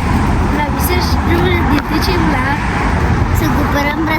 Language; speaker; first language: Romanian; early bilingual, heritage; Romanian